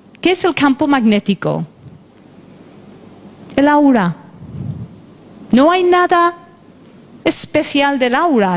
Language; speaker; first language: Spanish; non-native, fluent; English